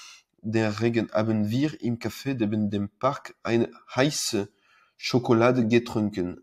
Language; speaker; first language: German; non-native, learner; French